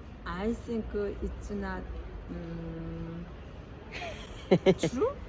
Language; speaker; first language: English; non-native, learner; Korean